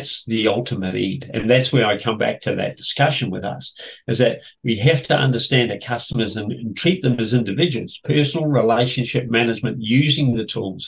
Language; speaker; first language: English; native; English